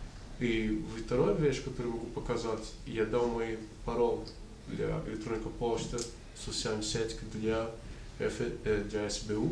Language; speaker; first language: Russian; non-native, learner; Portuguese